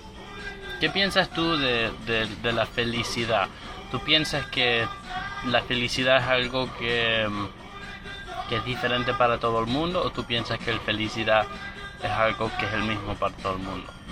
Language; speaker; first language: Spanish; early bilingual, heritage; Spanish